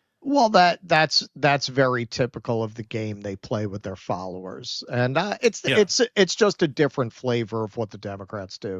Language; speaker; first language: English; native; English